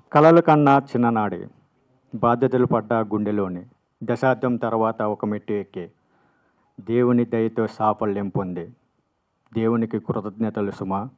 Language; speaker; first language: Telugu; native; Telugu